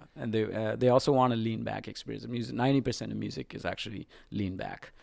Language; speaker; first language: English; non-native, local second language; Sinhala